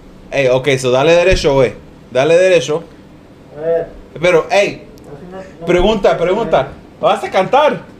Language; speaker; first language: Spanish; early bilingual, other home language; English